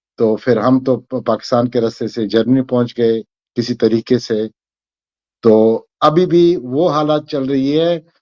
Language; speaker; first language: Hindi; non-native, fluent; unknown